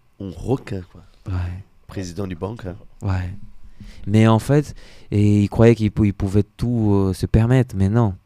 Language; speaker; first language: French; non-native, fluent; Portuguese